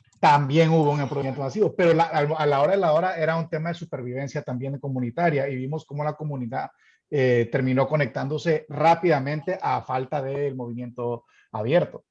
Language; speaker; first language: Spanish; native; Spanish